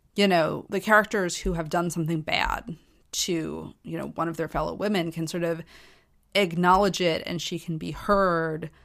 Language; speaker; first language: English; native; English